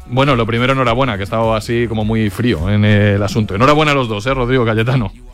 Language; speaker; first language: Spanish; native; Spanish